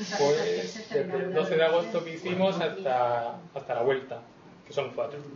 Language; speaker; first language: Spanish; native; Spanish